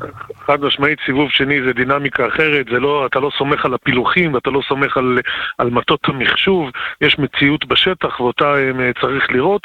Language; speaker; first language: Hebrew; native; Hebrew